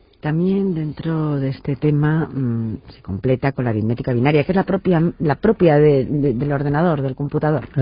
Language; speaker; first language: Spanish; native; Spanish